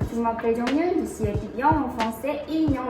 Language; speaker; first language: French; non-native, learner; Korean